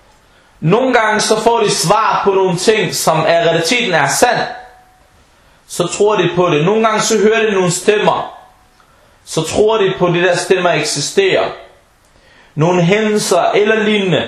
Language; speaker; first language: Danish; early bilingual, other home language; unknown